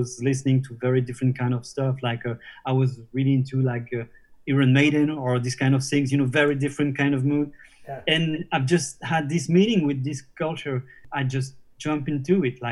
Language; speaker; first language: English; non-native, fluent; French